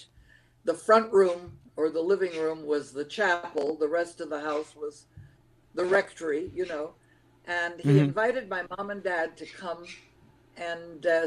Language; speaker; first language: English; early bilingual, other home language; Lithuanian